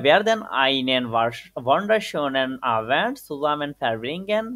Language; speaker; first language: German; non-native, fluent; Bangla